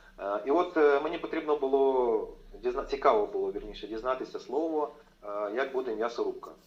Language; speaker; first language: Ukrainian; non-native, local second language; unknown